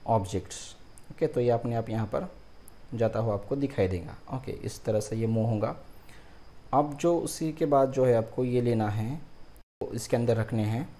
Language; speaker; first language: Hindi; non-native, local second language; Marathi